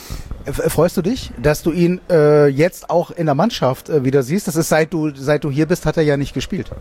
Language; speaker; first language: German; native; German